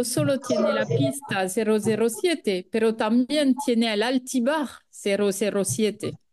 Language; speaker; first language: Spanish; non-native, fluent; French